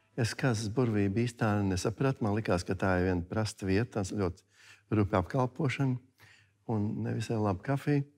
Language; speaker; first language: Latvian; native; Latvian